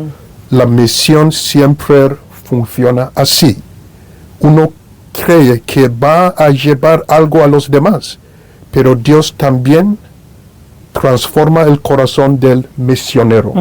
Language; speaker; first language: Spanish; non-native, fluent; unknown